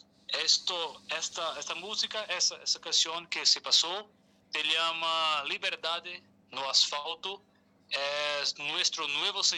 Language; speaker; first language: Spanish; non-native, learner; Portuguese